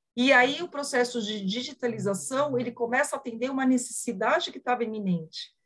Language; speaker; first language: Portuguese; early bilingual, other home language; Spanish